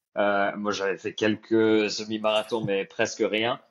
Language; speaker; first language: French; native; French